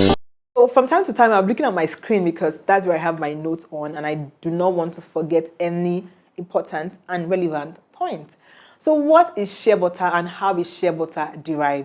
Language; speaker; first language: English; non-native, local second language; Igbo